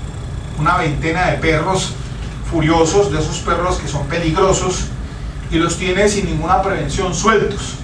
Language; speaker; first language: Spanish; native; Spanish